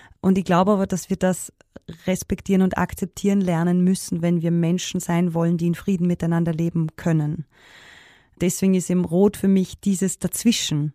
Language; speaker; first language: German; native; German